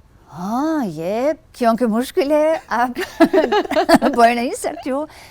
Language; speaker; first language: Hindi; non-native, learner; German